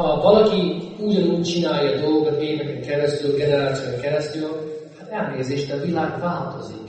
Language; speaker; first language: Hungarian; non-native, fluent; English